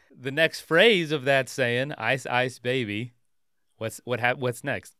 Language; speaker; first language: English; native; English